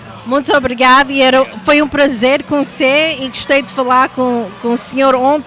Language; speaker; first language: Portuguese; early bilingual, heritage; Portuguese